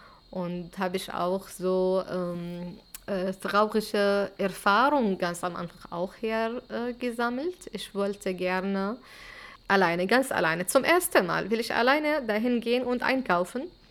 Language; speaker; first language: German; non-native, fluent; Arabic